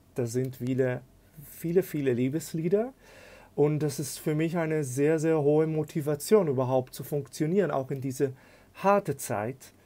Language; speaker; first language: German; non-native, fluent; Hebrew